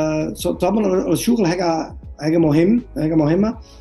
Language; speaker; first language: Arabic; non-native, learner; Dutch